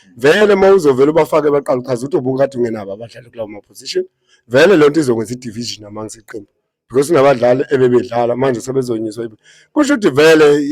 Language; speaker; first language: Zulu; native; Zulu